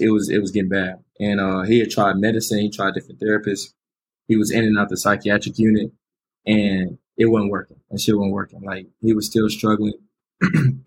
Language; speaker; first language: English; native; English